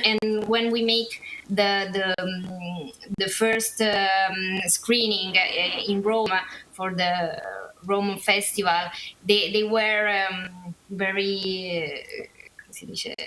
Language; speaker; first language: English; non-native, learner; Italian